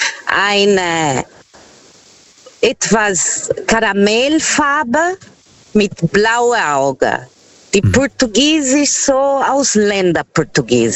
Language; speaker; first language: German; non-native, learner; Portuguese